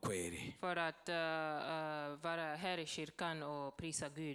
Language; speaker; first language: Swedish; non-native, learner; Swahili